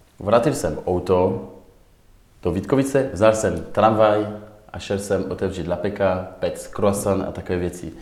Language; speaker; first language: Czech; non-native, learner; French